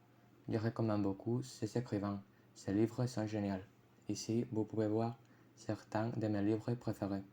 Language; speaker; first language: French; non-native, fluent; Spanish